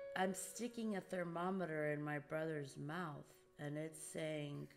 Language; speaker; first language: English; early bilingual, other home language; Portuguese